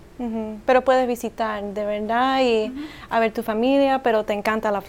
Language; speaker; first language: Spanish; early bilingual, heritage; English